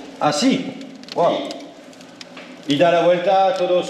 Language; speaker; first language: Spanish; non-native, learner; French